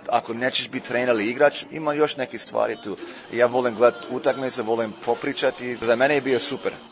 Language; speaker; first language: Croatian; early bilingual, heritage; Croatian